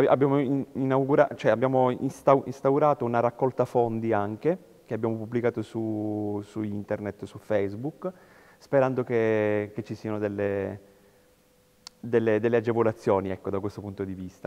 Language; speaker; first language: Italian; native; Italian